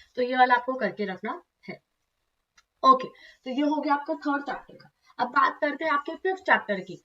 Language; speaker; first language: Hindi; non-native, local second language; Marathi